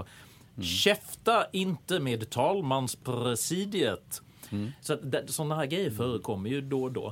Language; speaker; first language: Swedish; native; Swedish